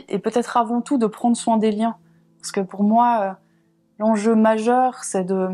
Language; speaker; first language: French; native; French